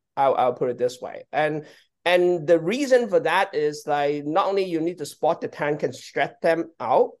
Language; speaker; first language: English; non-native, local second language; Cantonese